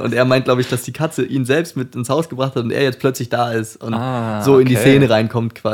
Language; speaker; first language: German; native; German